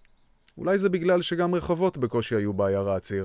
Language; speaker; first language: Hebrew; native; Hebrew